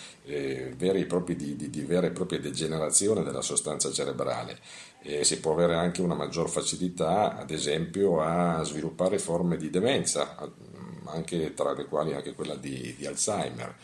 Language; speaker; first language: Italian; native; Italian